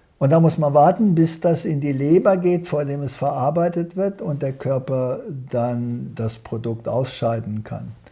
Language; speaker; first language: German; early bilingual, heritage; German